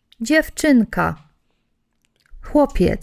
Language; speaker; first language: Polish; non-native, learner; English